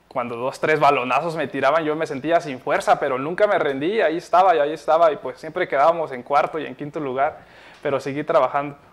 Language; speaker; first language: Spanish; native; Spanish